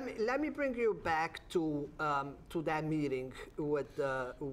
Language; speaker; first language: English; non-native, fluent; Portuguese